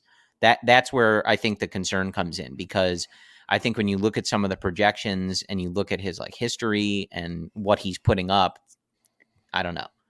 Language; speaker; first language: English; native; English